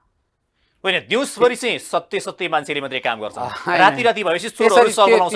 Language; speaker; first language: Nepali; native; Nepali